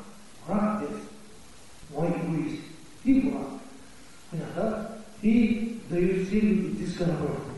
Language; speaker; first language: Russian; non-native, learner; Tibetan